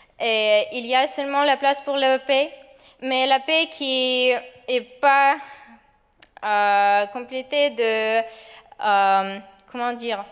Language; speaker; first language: French; non-native, fluent; Ukrainian